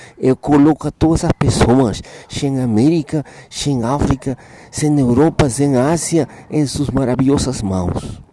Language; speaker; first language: Portuguese; non-native, learner; Spanish